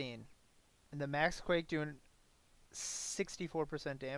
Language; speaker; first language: English; native; English